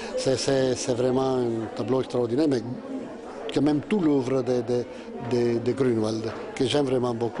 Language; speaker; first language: French; non-native, fluent; Italian